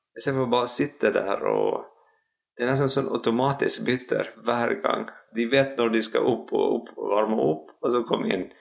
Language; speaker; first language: Norwegian; non-native, fluent; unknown